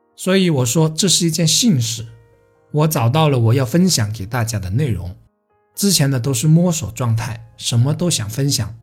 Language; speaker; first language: Chinese; non-native, local second language; Cantonese